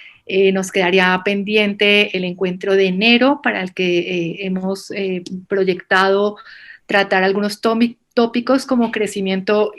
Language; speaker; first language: Spanish; native; Spanish